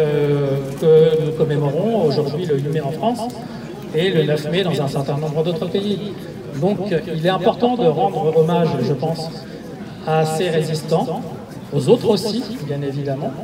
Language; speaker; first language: French; native; French